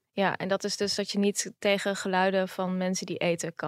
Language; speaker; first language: Dutch; native; Dutch